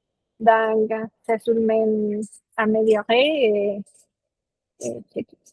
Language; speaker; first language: French; non-native, fluent; Spanish